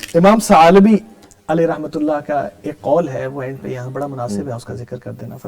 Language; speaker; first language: Urdu; early bilingual, heritage; Urdu